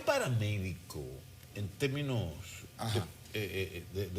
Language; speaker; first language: Spanish; native; Spanish